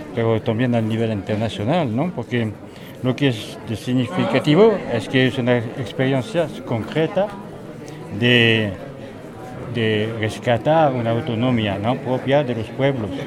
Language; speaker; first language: Spanish; non-native, fluent; French